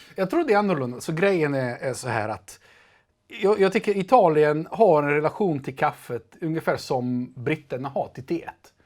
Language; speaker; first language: Swedish; non-native, fluent; Italian